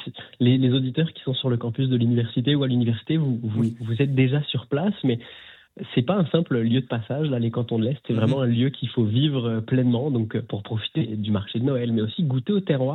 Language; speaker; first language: French; native; French